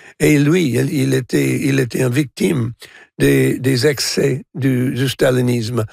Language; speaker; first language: French; non-native, local second language; English